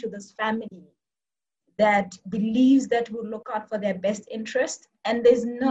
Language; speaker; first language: English; non-native, local second language; Tswana